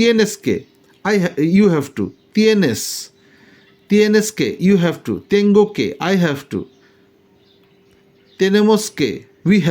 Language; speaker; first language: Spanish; non-native, fluent; Bangla